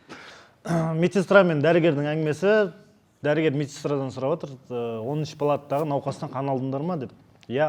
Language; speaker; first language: Kazakh; native; Kazakh